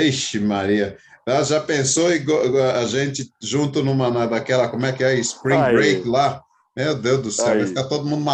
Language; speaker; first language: Portuguese; native; Portuguese